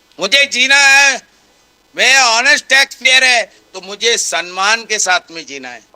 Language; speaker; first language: Hindi; non-native, local second language; Marathi